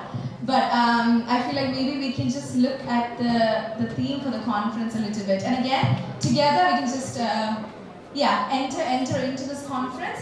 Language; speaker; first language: English; native; English